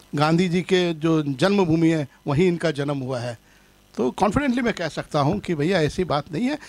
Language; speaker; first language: Hindi; native; Hindi